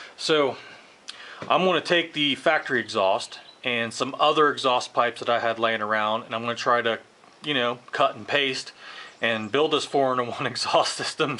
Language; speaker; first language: English; native; English